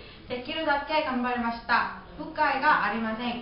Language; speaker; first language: Japanese; non-native, learner; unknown